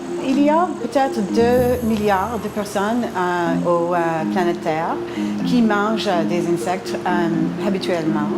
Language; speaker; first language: French; non-native, fluent; English